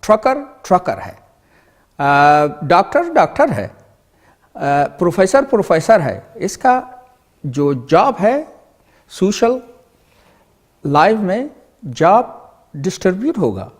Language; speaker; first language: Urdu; non-native, learner; Pashto